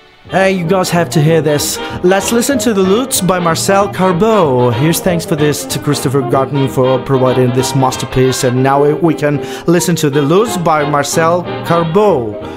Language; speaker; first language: English; non-native, fluent; Ukrainian